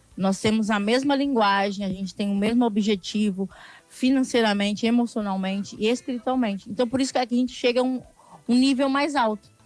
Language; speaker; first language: Portuguese; native; Portuguese